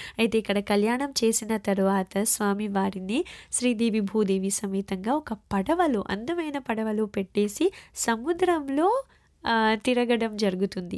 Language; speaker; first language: Telugu; early bilingual, heritage; Telugu